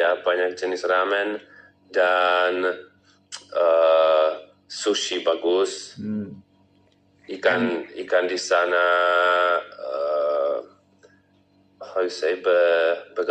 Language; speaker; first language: Indonesian; non-native, learner; Czech